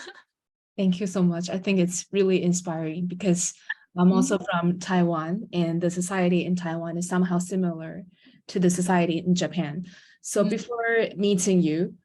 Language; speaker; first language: English; non-native, fluent; Chinese